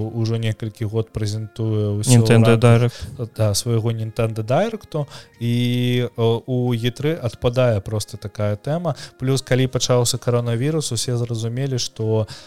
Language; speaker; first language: Belarusian; non-native, local second language; Russian